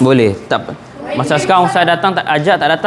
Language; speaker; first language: Malay; native; Malay